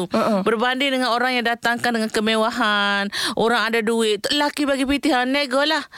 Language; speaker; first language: Malay; native; Malay